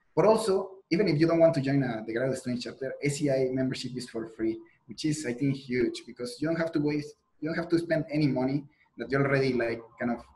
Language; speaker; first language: English; non-native, fluent; Spanish